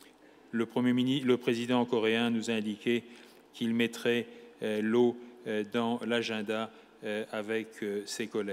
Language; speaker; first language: French; native; French